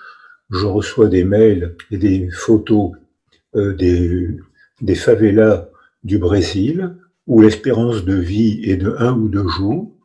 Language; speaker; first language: French; native; French